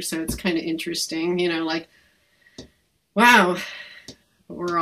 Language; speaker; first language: English; native; English